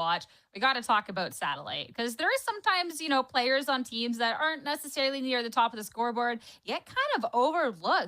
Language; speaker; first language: English; native; English